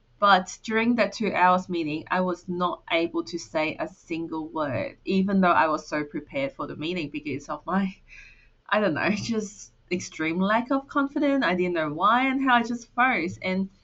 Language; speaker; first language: English; non-native, local second language; Cantonese